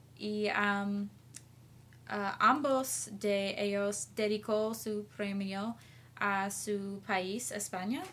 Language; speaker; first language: Spanish; non-native, learner; English